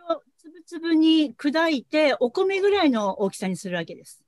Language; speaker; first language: Japanese; native; Japanese